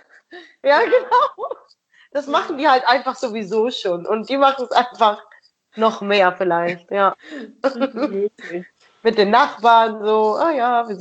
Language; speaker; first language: German; native; German